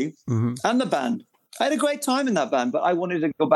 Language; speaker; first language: English; native; English